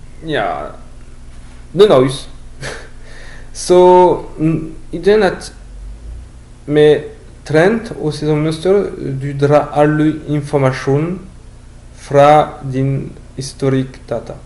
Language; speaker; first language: Norwegian; non-native, learner; French